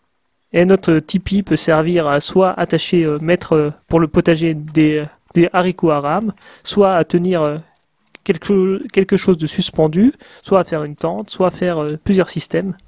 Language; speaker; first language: French; native; French